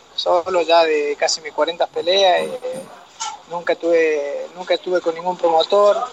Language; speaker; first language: Spanish; native; Spanish